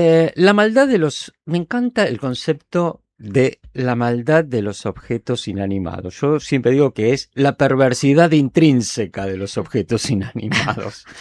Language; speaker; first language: Spanish; native; Spanish